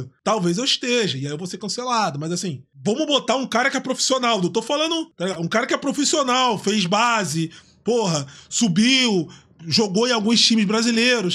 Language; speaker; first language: Portuguese; native; Portuguese